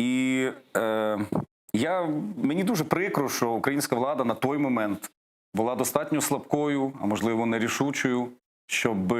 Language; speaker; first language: Ukrainian; native; Ukrainian